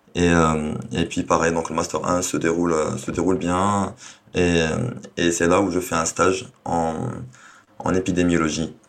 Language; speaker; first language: French; non-native, local second language; Arabic